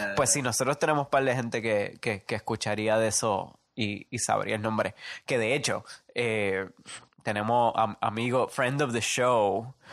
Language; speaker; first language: Spanish; native; Spanish